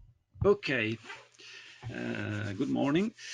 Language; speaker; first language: English; non-native, learner; Italian